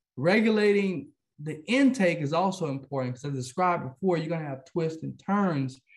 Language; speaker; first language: English; native; English